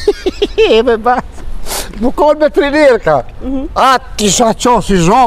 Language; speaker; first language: German; non-native, learner; Albanian